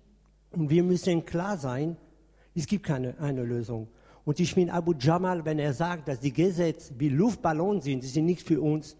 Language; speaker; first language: German; non-native, fluent; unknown